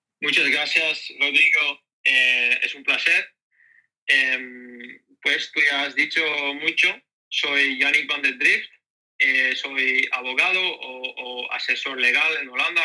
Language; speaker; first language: Spanish; non-native, learner; Dutch